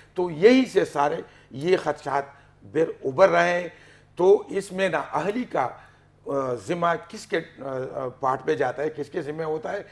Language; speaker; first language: Urdu; non-native, local second language; Pashto